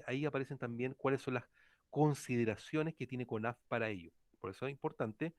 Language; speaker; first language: Spanish; native; Spanish